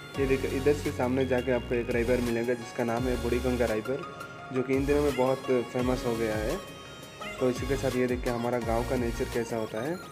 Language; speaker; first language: Hindi; non-native, local second language; Bangla